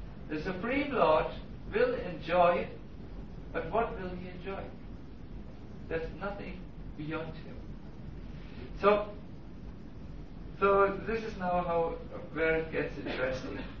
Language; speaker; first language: English; non-native, fluent; German